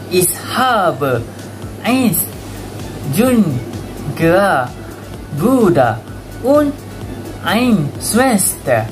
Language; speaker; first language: German; non-native, learner; Malay